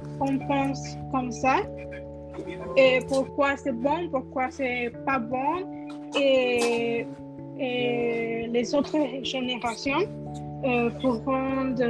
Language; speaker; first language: French; non-native, learner; Spanish